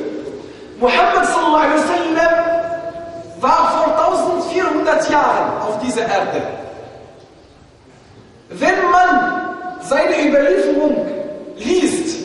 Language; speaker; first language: German; non-native, fluent; Arabic